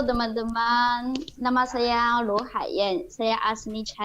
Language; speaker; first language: Indonesian; non-native, fluent; Chinese